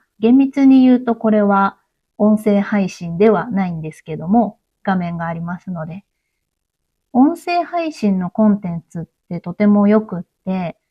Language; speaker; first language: Japanese; native; Japanese